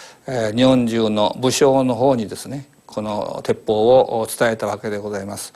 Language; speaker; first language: Japanese; native; Japanese